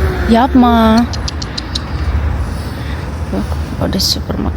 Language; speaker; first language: Turkish; non-native, learner; Indonesian